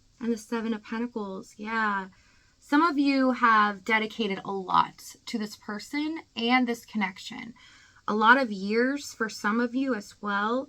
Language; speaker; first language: English; native; English